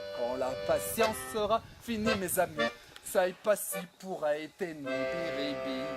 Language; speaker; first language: French; native; French